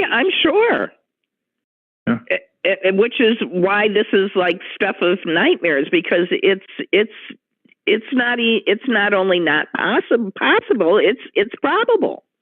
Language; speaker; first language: English; native; English